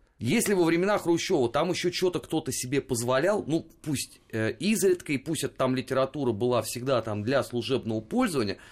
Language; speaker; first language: Russian; native; Russian